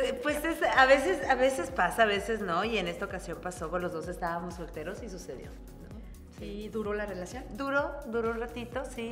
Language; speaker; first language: Spanish; native; Spanish